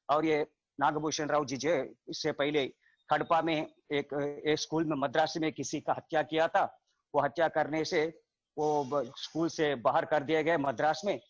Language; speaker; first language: Hindi; non-native, local second language; Telugu